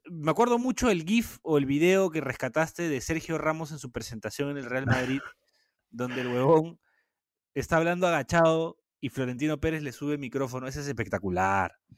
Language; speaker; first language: Spanish; native; Spanish